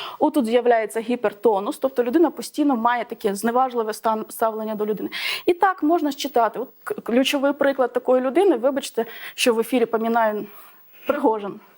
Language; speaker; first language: Ukrainian; non-native, local second language; Russian